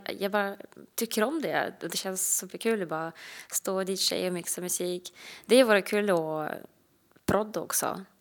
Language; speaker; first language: Swedish; non-native, fluent; Russian